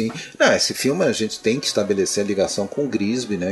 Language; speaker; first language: Portuguese; native; Portuguese